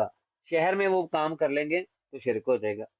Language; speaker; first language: Hindi; non-native, local second language; Punjabi